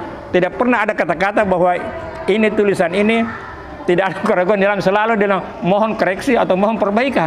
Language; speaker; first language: Indonesian; native; Indonesian